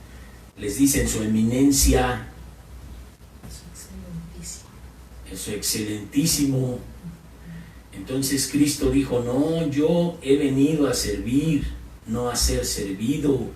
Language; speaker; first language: Spanish; native; Spanish